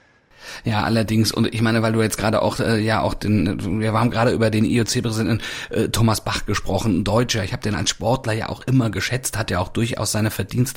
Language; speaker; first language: German; native; German